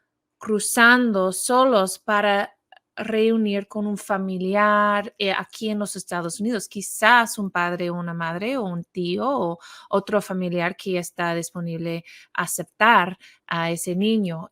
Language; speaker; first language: Spanish; non-native, fluent; English